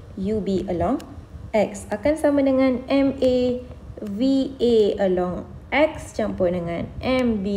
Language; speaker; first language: English; non-native, local second language; Malay